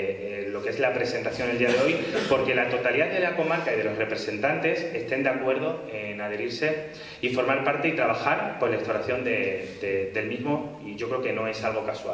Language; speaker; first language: Spanish; native; Spanish